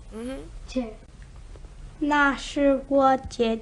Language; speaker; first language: Chinese; non-native, learner; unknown